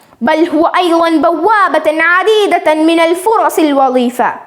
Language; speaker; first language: Arabic; non-native, learner; Malayalam